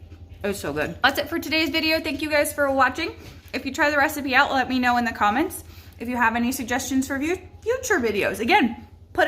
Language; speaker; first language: English; native; English